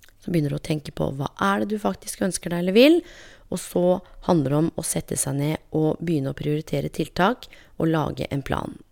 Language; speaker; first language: Norwegian; native; Norwegian